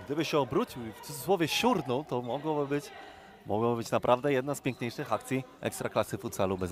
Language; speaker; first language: Polish; native; Polish